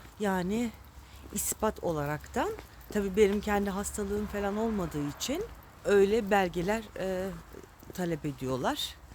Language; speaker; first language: Turkish; early bilingual, heritage; Turkish